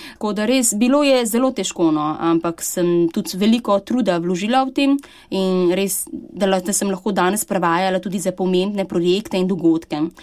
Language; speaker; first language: Slovenian; early bilingual, other home language; Chinese